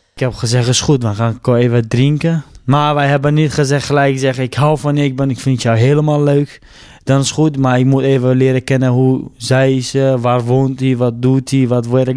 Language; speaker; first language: Dutch; non-native, learner; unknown